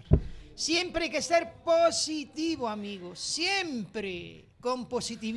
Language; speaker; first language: Spanish; native; Spanish